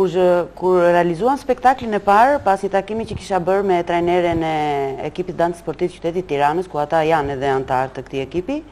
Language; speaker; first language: Albanian; native; Albanian